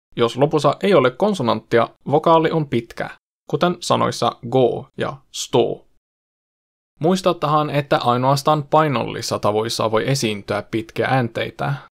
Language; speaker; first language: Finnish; non-native, fluent; Swedish